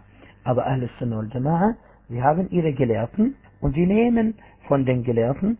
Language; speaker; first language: German; non-native, fluent; Arabic